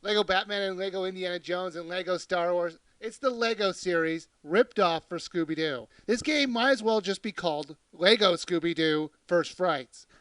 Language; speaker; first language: English; native; English